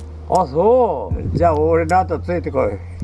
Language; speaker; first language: Japanese; native; Japanese